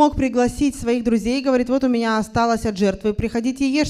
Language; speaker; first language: Russian; native; Russian